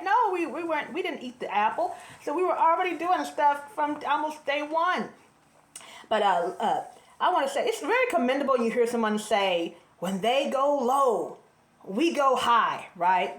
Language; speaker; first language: English; native; English